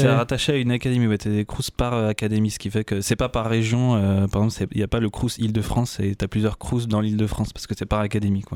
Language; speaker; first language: French; native; French